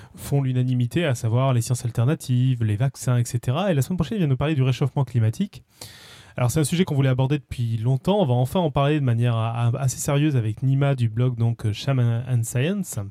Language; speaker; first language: French; native; French